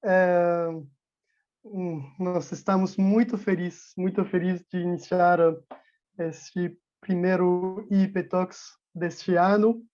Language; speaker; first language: Portuguese; non-native, fluent; French